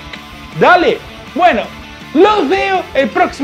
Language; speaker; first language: Spanish; native; Spanish